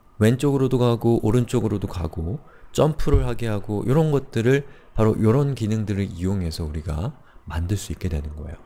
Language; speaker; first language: Korean; native; Korean